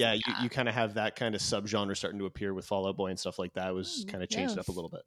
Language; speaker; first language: English; native; English